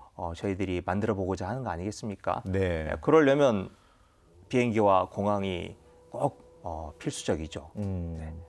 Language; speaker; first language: Korean; native; Korean